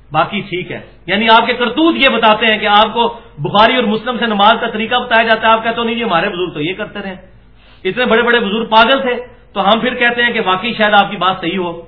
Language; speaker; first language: Urdu; non-native, local second language; Punjabi